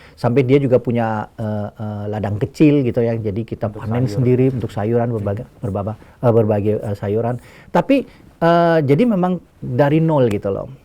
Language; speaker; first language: Indonesian; early bilingual, heritage; Indonesian